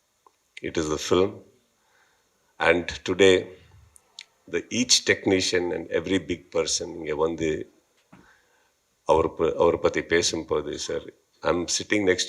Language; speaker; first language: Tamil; non-native, learner; Kannada